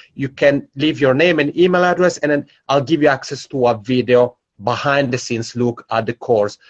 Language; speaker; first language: English; non-native, fluent; Italian